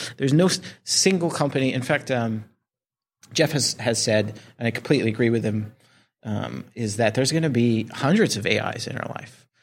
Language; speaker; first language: English; native; English